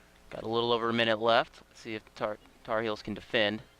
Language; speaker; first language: English; native; English